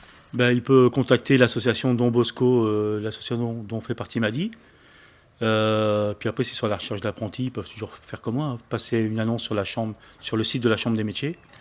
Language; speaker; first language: French; native; French